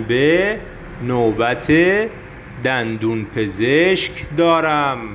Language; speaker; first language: Persian; non-native, fluent; Arabic